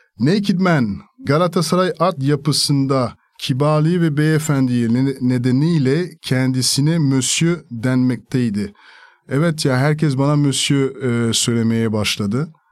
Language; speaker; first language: Turkish; non-native, fluent; French